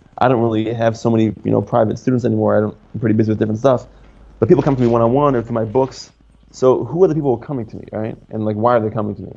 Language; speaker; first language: English; native; English